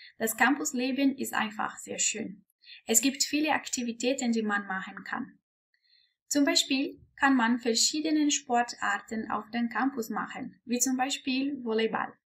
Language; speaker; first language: German; non-native, fluent; Portuguese